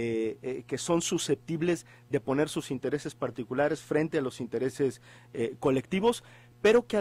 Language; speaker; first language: Spanish; native; Spanish